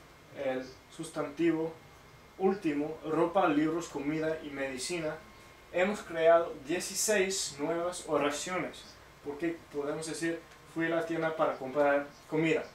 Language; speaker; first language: Spanish; non-native, fluent; English